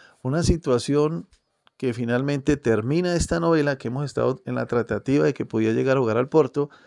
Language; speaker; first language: Spanish; native; Spanish